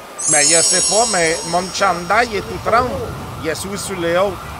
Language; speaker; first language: French; native; French